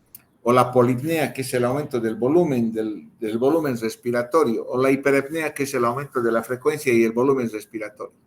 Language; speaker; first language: Spanish; native; Spanish